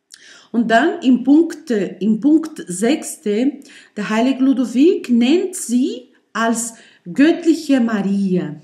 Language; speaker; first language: German; non-native, learner; Portuguese